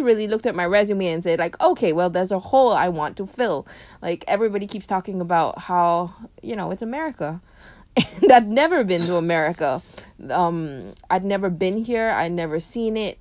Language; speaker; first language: English; native; English